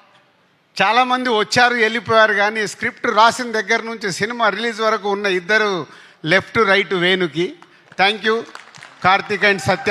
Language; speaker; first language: Telugu; native; Telugu